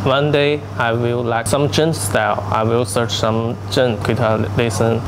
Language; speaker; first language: English; non-native, learner; Chinese